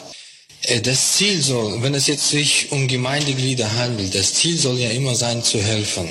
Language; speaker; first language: German; non-native, fluent; Russian